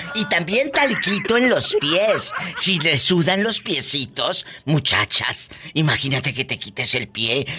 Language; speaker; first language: Spanish; native; Spanish